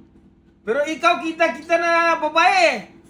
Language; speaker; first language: Filipino; non-native, learner; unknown